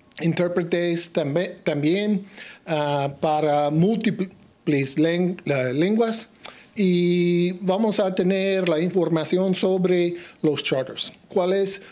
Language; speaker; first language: Spanish; non-native, learner; English